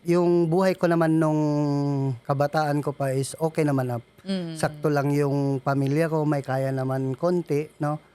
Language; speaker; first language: Filipino; non-native, local second language; Iloko